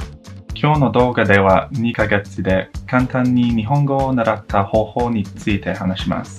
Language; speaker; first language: Japanese; non-native, learner; English